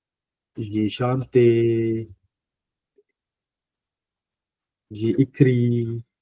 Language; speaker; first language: French; non-native, fluent; Punjabi